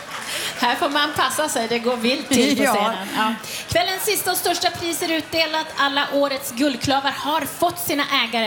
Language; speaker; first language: Swedish; native; Swedish